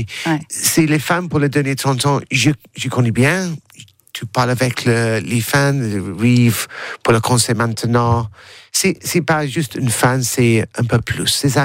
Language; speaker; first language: French; non-native, learner; English